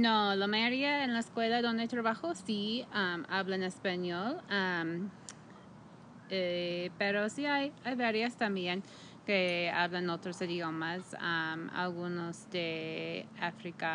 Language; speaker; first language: Spanish; non-native, fluent; English